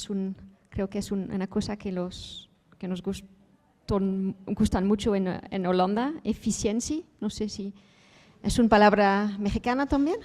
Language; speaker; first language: Spanish; non-native, fluent; Dutch